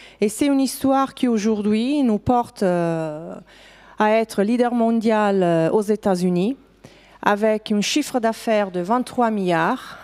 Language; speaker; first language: French; non-native, fluent; Italian